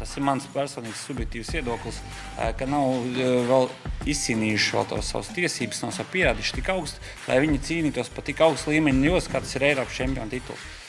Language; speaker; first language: Latvian; native; Latvian